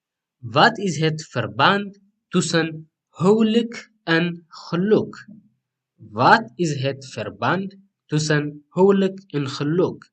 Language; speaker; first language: Dutch; non-native, learner; Tigrinya